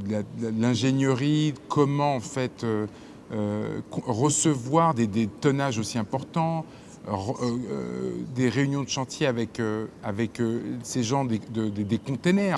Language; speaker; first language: French; native; French